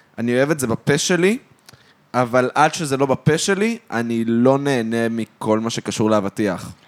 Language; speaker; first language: Hebrew; native; Hebrew